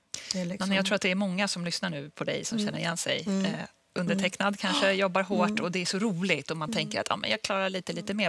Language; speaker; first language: Swedish; native; Swedish